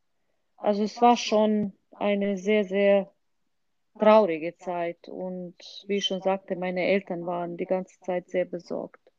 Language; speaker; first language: German; non-native, fluent; Croatian